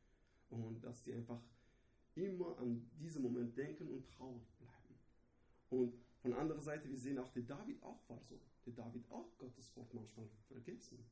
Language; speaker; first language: German; non-native, learner; Persian